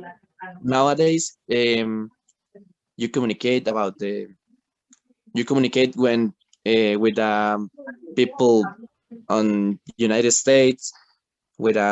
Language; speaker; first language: English; non-native, learner; Spanish